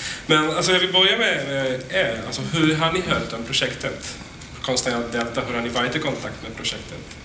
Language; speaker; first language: Swedish; non-native, fluent; Arabic